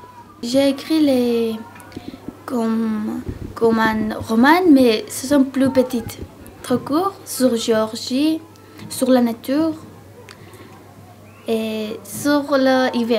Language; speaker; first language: French; non-native, learner; Georgian